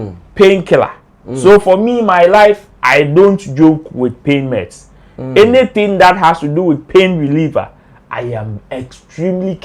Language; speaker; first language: English; non-native, local second language; Akan